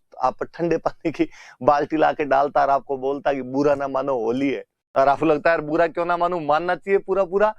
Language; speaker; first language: Hindi; native; Hindi